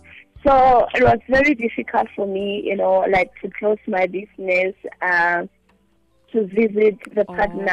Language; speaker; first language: English; non-native, local second language; Southern Sotho